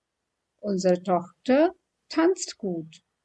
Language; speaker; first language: German; non-native, fluent; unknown